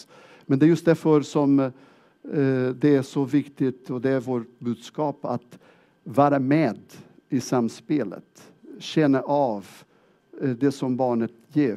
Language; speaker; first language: Swedish; non-native, fluent; Portuguese